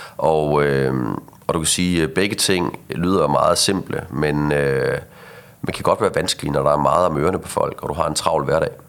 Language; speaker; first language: Danish; native; Danish